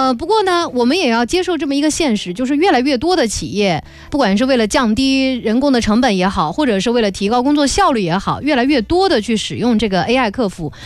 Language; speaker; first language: Chinese; native; Chinese